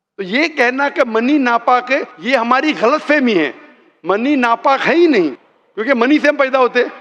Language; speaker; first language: Urdu; non-native, local second language; Konkani